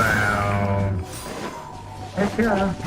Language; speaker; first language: English; non-native, learner; Indonesian